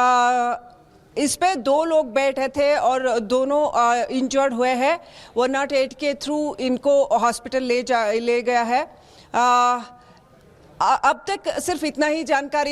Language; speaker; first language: Hindi; non-native, local second language; Kannada